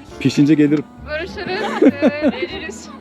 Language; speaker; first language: Turkish; non-native, learner; Kyrgyz